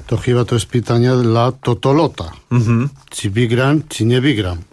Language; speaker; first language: Polish; non-native, fluent; Spanish